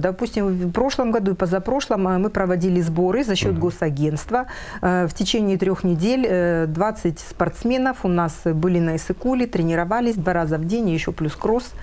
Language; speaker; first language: Russian; native; Russian